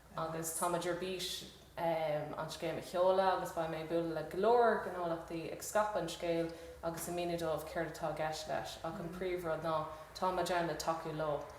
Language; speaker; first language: Irish; non-native, local second language; English